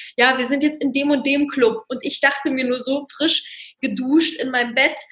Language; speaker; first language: German; early bilingual, other home language; Russian